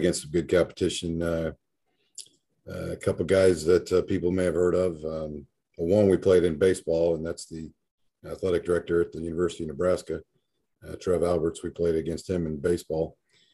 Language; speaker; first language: English; native; English